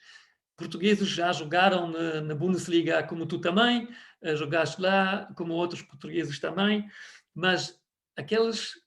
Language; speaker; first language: Portuguese; non-native, fluent; German